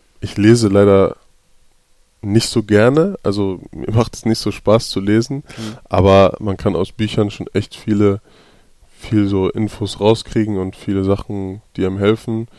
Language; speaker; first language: German; native; German